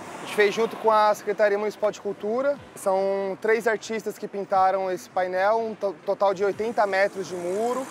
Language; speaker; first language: Portuguese; native; Portuguese